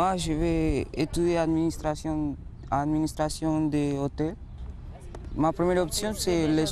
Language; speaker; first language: French; non-native, learner; Spanish